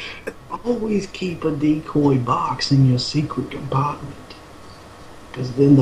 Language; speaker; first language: English; native; English